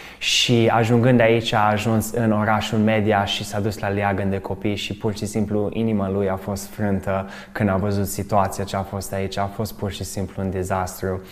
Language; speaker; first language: Romanian; early bilingual, other home language; English